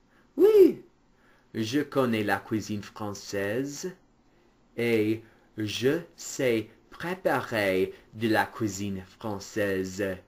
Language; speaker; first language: French; non-native, fluent; English